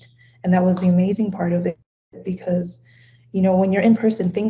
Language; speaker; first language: English; non-native, fluent; Samoan